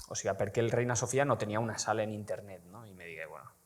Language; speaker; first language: Spanish; non-native, local second language; Catalan